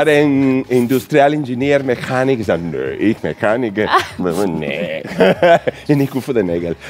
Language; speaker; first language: German; non-native, fluent; Spanish